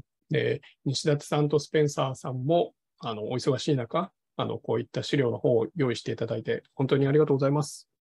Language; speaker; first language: Japanese; native; Japanese